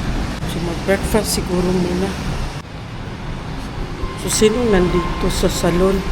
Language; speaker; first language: Filipino; non-native, local second language; Cebuano